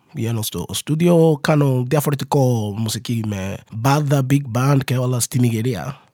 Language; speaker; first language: Greek; non-native, learner; Yoruba